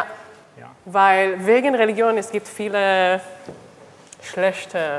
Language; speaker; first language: German; non-native, learner; Hebrew